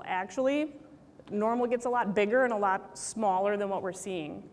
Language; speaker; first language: English; native; English